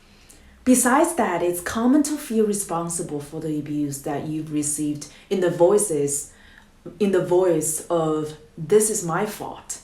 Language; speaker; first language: English; non-native, fluent; Chinese